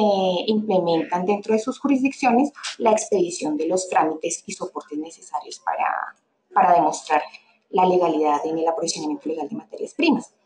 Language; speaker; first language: Spanish; native; Spanish